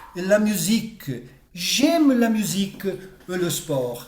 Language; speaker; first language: French; non-native, fluent; Portuguese